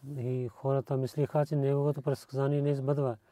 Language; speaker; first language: Bulgarian; non-native, learner; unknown